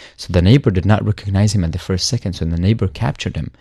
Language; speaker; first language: English; non-native, fluent; Arabic